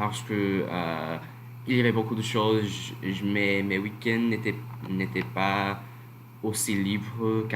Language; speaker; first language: French; non-native, learner; English